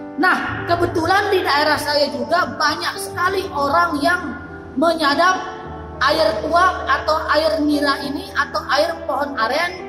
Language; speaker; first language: Indonesian; non-native, local second language; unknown